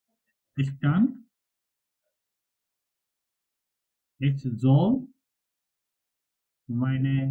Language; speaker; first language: German; non-native, learner; Bangla